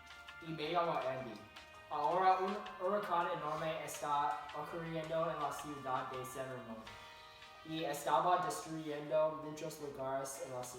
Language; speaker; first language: Spanish; non-native, learner; English